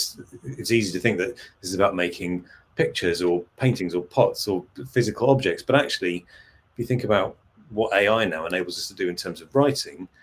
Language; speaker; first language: English; native; English